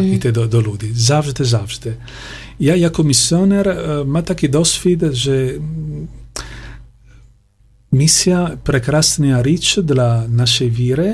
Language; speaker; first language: Polish; non-native, learner; Italian